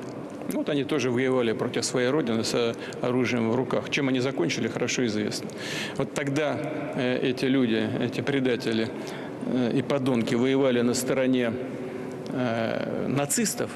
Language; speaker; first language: Russian; native; Russian